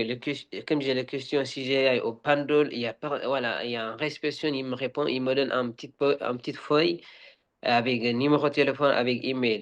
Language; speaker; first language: French; non-native, learner; Arabic